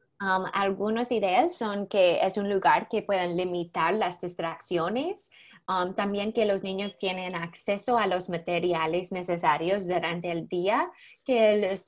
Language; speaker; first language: Spanish; non-native, learner; English